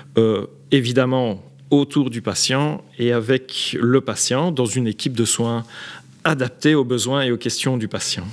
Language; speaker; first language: French; native; French